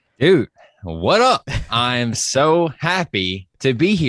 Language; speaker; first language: English; native; English